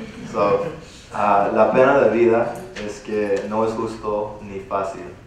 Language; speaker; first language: Spanish; early bilingual, other home language; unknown